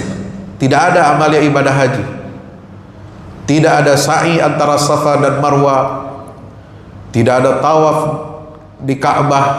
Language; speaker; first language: Indonesian; native; Indonesian